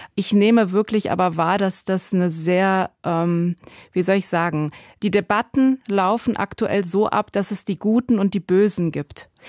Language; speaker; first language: German; early bilingual, other home language; Persian